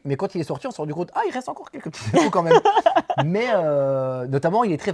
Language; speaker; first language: French; native; French